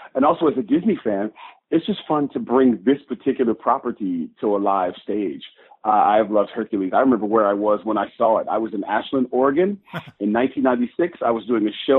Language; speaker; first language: English; native; English